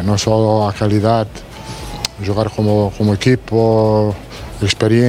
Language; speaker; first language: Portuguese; non-native, learner; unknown